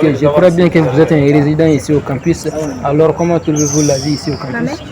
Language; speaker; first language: French; non-native, local second language; Bambara